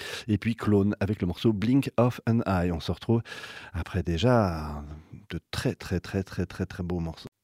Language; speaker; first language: French; native; French